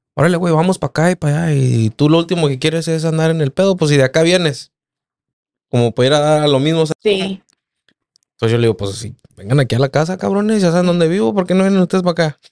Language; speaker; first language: Spanish; native; Spanish